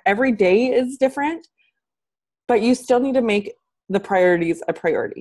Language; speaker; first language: English; native; English